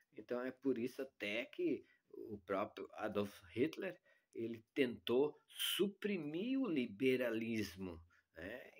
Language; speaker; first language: Portuguese; native; Portuguese